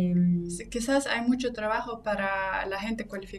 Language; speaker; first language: Spanish; non-native, fluent; Russian